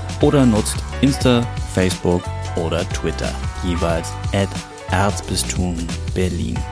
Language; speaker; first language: German; native; German